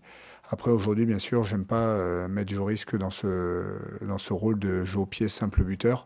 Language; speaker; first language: French; native; French